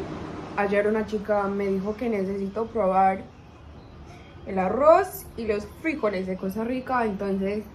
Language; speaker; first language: Spanish; non-native, learner; English